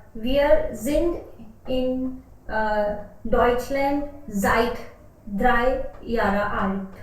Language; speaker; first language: German; non-native, learner; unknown